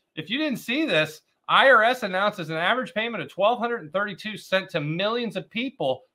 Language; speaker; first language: English; native; English